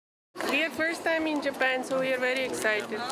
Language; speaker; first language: English; non-native, fluent; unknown